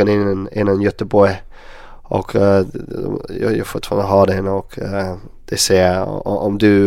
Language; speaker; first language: Swedish; non-native, learner; English